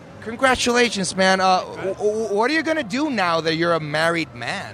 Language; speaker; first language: English; non-native, local second language; Spanish